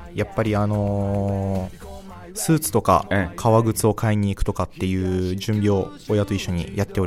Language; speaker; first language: Japanese; early bilingual, other home language; Portuguese